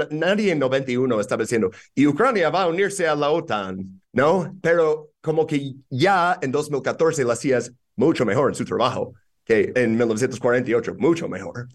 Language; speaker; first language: Spanish; non-native, fluent; English